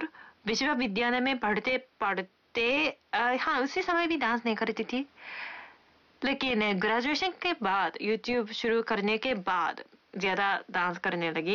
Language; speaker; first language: Hindi; non-native, fluent; Japanese